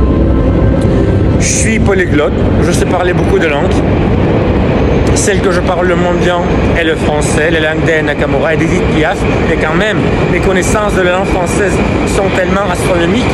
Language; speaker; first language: French; non-native, fluent; Russian